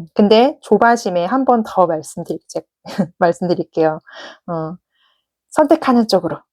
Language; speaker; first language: Korean; native; Korean